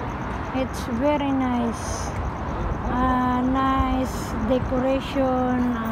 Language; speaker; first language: English; non-native, local second language; Filipino